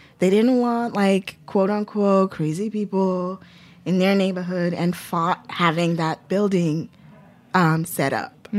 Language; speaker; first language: English; non-native, local second language; Yoruba